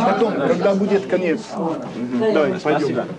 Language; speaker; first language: Russian; non-native, learner; French